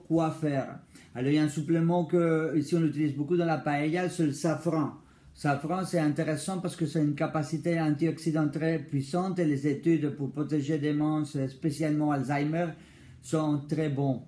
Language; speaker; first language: French; non-native, fluent; Spanish